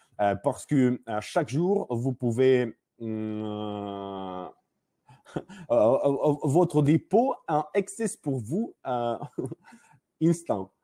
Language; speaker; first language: French; non-native, learner; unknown